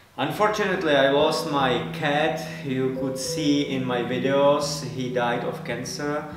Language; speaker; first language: English; non-native, fluent; Czech